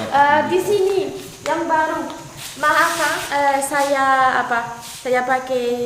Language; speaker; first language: Indonesian; non-native, learner; French